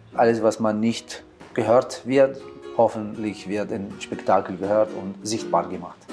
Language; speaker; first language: German; non-native, learner; Arabic